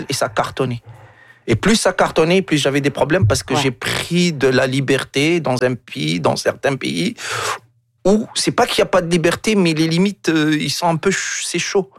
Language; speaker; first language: French; non-native, local second language; Arabic